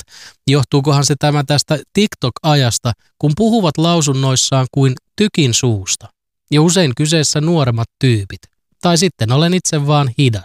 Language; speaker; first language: Finnish; native; Finnish